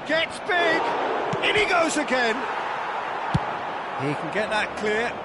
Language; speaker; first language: English; native; English